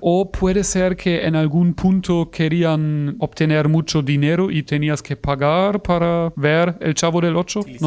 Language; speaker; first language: Spanish; non-native, fluent; German